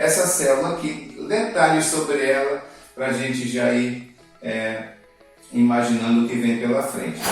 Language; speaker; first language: Portuguese; native; Portuguese